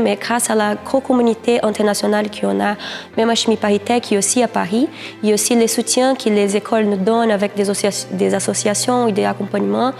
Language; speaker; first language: French; non-native, fluent; Portuguese